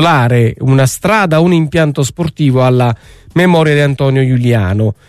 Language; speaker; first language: Italian; native; Italian